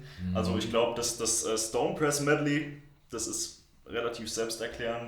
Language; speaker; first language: German; native; German